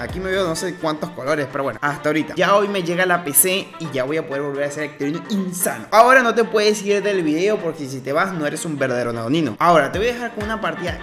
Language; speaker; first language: Spanish; native; Spanish